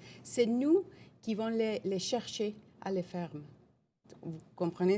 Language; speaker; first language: French; non-native, fluent; Spanish